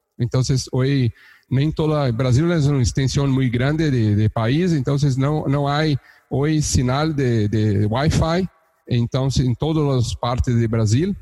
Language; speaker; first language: Portuguese; native; Portuguese